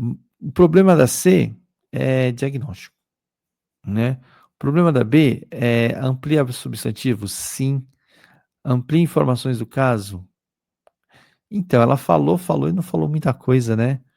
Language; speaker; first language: Portuguese; native; Portuguese